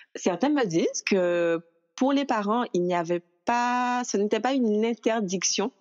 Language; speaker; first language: French; native; French